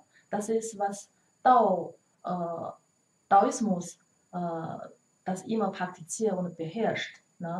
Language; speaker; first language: German; non-native, learner; Chinese